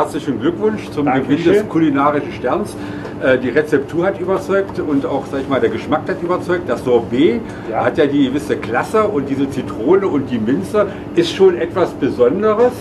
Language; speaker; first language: German; native; German